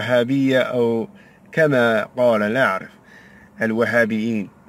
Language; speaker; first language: Arabic; non-native, learner; English